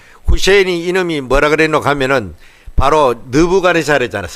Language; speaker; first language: Korean; native; Korean